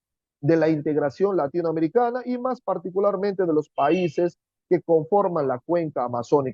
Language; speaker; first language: Spanish; native; Spanish